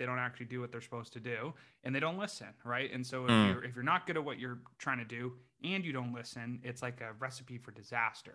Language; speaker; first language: English; native; English